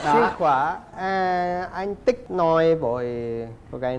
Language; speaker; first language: Vietnamese; non-native, learner; Italian